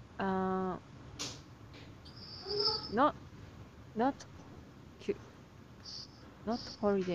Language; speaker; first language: English; non-native, learner; Japanese